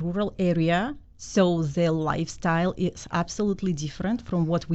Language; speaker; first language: English; non-native, fluent; Kazakh